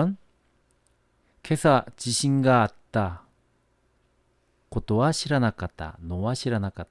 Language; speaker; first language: Japanese; non-native, fluent; Korean